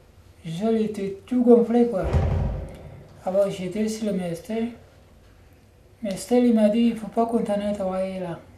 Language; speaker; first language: French; non-native, learner; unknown